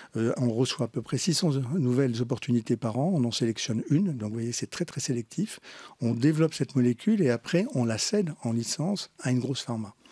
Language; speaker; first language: French; native; French